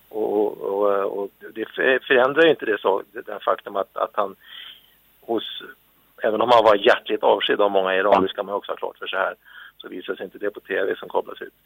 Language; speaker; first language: Swedish; native; Swedish